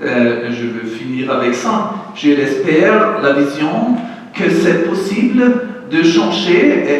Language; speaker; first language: French; non-native, learner; German